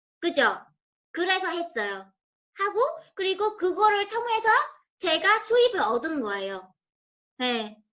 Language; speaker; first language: Korean; non-native, fluent; Vietnamese